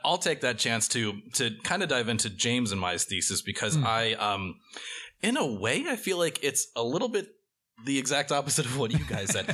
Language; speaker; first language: English; native; English